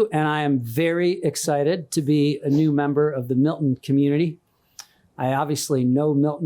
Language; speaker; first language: English; native; English